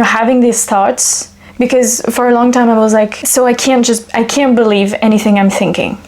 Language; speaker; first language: English; non-native, fluent; French